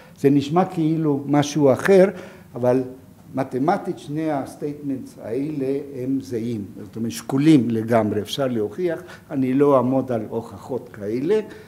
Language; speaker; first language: Hebrew; non-native, fluent; Yiddish